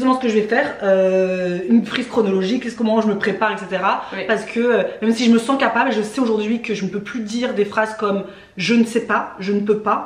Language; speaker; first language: French; native; French